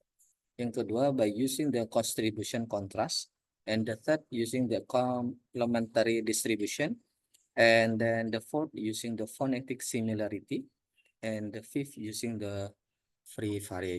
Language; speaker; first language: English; non-native, learner; Indonesian